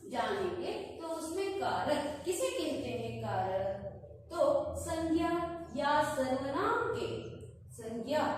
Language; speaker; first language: Hindi; non-native, local second language; Kannada